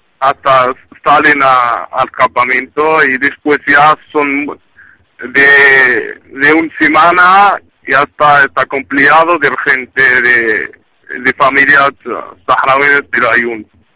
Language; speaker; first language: Spanish; non-native, learner; Arabic